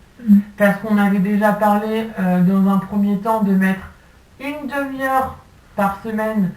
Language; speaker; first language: French; native; French